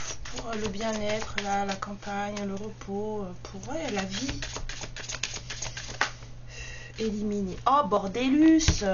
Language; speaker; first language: French; native; French